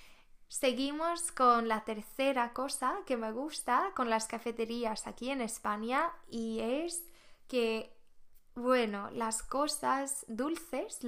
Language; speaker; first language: Spanish; non-native, fluent; Swedish